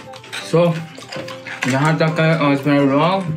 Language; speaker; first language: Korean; early bilingual, heritage; Korean